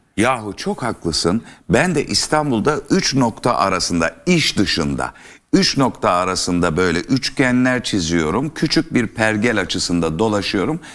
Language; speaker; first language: Turkish; native; Turkish